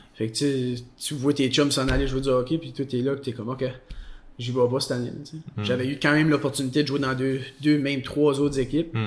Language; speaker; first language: French; native; French